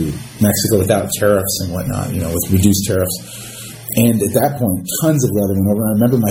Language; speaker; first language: English; native; English